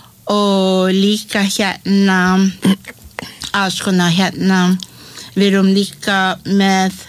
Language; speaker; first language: Icelandic; non-native, learner; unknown